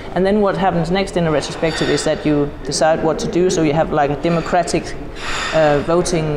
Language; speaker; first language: English; non-native, fluent; Danish